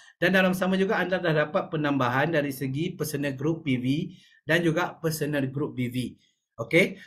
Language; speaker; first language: Malay; native; Malay